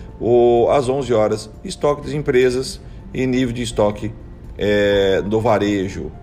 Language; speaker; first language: Portuguese; native; Portuguese